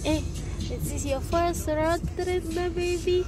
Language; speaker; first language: English; non-native, learner; Indonesian